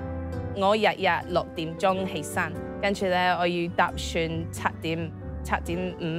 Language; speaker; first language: Cantonese; non-native, learner; English